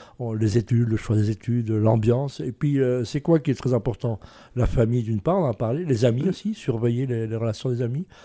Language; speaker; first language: French; native; French